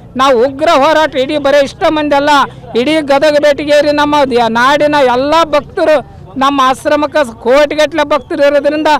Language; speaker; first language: Kannada; native; Kannada